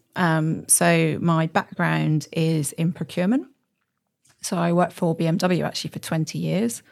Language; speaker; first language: English; native; English